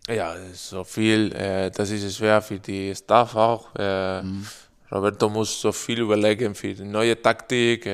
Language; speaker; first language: German; non-native, learner; Spanish